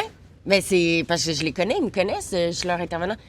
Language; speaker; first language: French; native; French